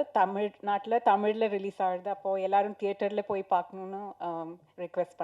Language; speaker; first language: Tamil; non-native, learner; Malayalam